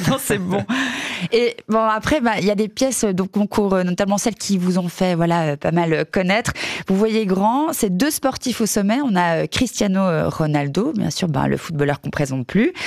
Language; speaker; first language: French; native; French